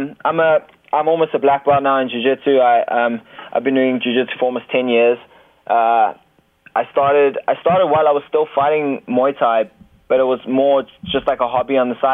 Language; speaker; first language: English; native; English